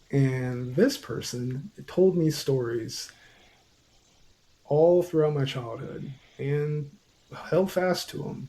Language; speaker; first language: English; native; English